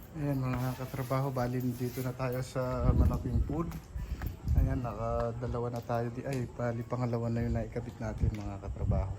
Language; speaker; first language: Filipino; non-native, local second language; Iloko